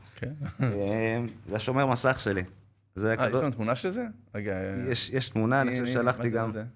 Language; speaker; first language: Hebrew; native; Hebrew